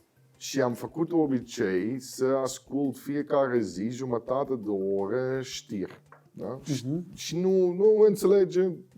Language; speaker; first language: Romanian; non-native, fluent; Dutch